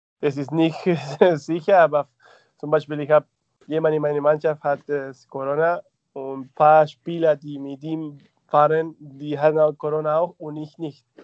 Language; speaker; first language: German; non-native, fluent; Spanish